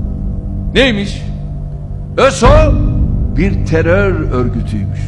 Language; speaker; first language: Turkish; native; Turkish